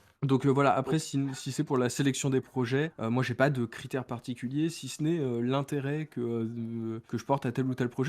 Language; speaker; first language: French; native; French